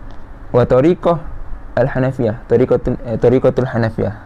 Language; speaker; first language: Arabic; non-native, fluent; Malay